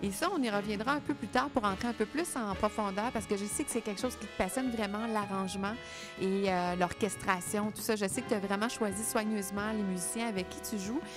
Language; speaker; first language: French; native; French